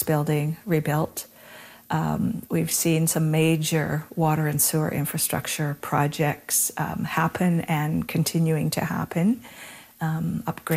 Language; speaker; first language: English; native; English